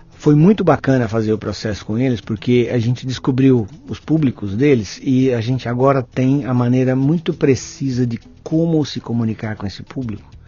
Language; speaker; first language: Portuguese; native; Portuguese